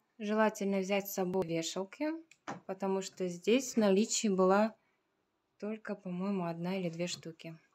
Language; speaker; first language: Russian; native; Russian